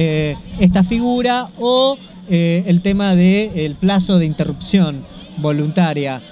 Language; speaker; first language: Spanish; native; Spanish